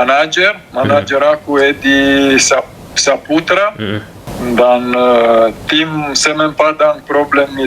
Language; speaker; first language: Indonesian; non-native, learner; Romanian